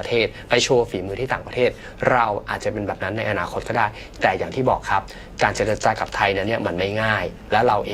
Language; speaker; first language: Thai; native; Thai